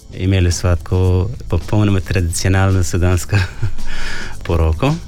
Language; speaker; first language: Slovenian; non-native, fluent; Arabic